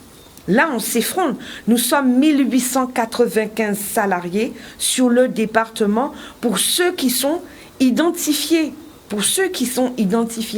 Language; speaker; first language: French; native; French